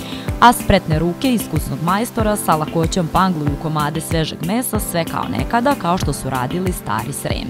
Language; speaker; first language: Serbian; native; Serbian